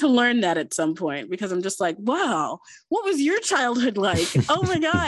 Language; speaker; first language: English; native; English